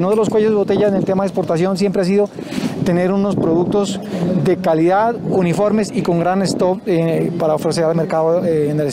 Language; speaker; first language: Spanish; native; Spanish